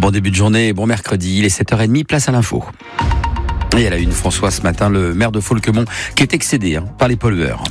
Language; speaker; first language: French; native; French